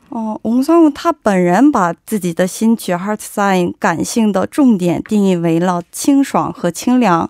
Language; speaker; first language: Chinese; non-native, fluent; Korean